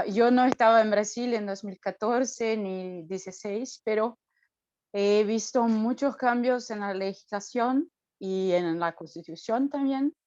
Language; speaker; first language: Spanish; non-native, fluent; Portuguese